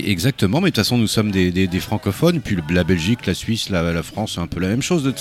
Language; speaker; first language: French; native; French